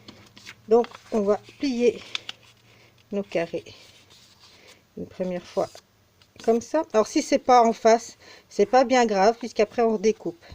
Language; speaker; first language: French; native; French